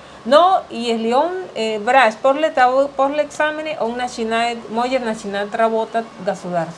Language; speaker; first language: Russian; non-native, learner; Spanish